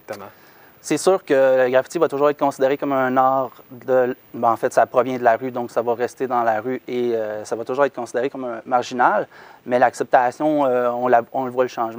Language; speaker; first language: French; native; French